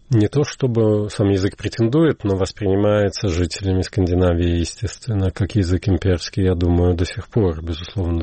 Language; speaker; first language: Russian; native; Russian